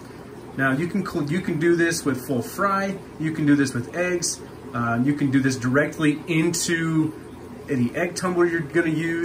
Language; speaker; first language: English; native; English